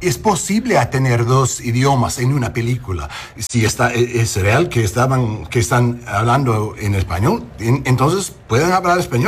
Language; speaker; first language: Spanish; non-native, learner; English